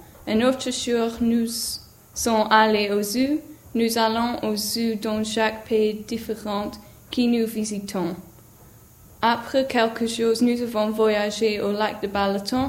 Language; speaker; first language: French; non-native, learner; English